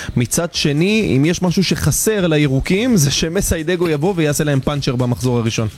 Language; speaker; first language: Hebrew; native; Hebrew